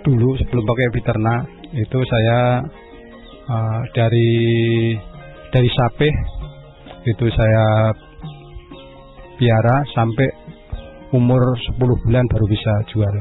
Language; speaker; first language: Indonesian; non-native, local second language; Javanese